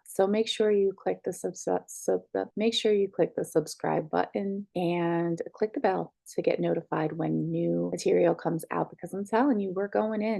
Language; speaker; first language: English; native; English